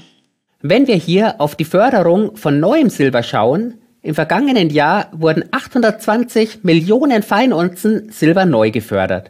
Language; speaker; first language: German; native; German